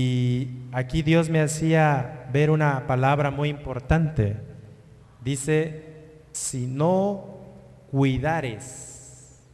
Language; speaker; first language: Spanish; native; Spanish